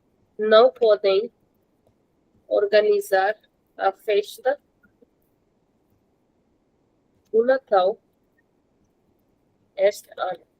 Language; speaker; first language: Portuguese; non-native, fluent; Hindi